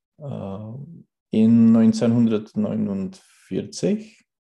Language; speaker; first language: German; non-native, learner; Czech